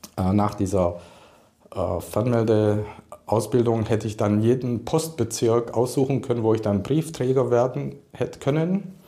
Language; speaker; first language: German; early bilingual, other home language; Hungarian